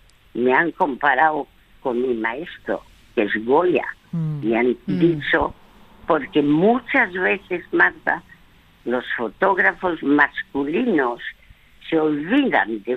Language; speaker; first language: Spanish; early bilingual, other home language; French